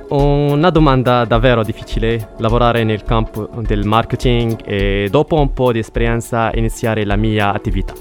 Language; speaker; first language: Italian; non-native, learner; Arabic